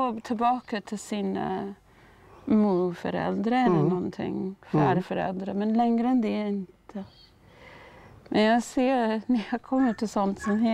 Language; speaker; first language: Swedish; non-native, fluent; Māori